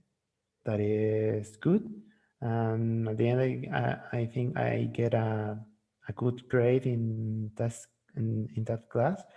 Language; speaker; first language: English; non-native, learner; Spanish